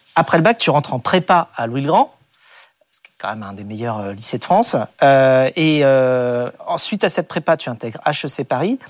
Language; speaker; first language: French; native; French